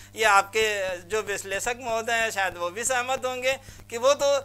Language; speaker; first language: Hindi; native; Hindi